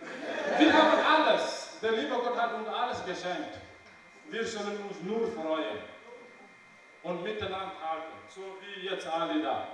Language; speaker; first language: German; non-native, learner; Wolof